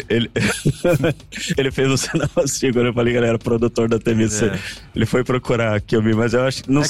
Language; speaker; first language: Portuguese; native; Portuguese